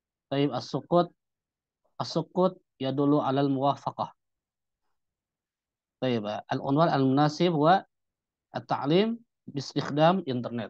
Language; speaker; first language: Arabic; non-native, fluent; Indonesian